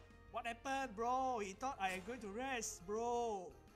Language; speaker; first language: English; non-native, local second language; Chinese